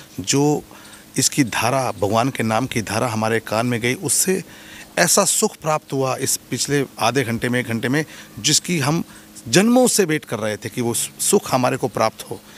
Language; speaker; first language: Hindi; native; Hindi